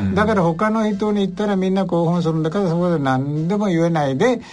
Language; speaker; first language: Japanese; non-native, fluent; Sinhala